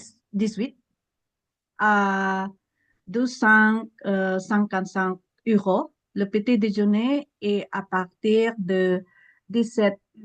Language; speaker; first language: French; non-native, learner; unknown